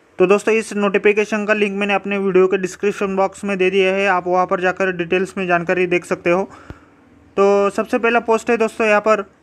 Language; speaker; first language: Hindi; non-native, local second language; Marathi